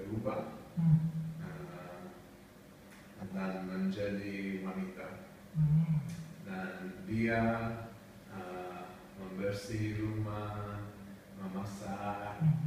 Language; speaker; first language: Indonesian; non-native, learner; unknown